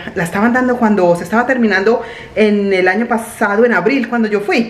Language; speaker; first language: Spanish; native; Spanish